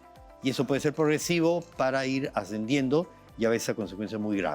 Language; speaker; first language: Spanish; native; Spanish